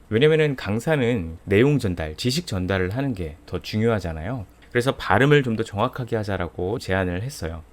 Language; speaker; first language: Korean; native; Korean